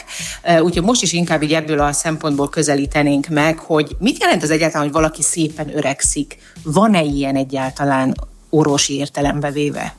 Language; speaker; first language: Hungarian; native; Hungarian